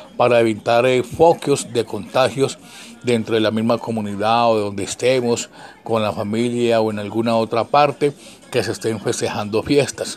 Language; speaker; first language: Spanish; native; Spanish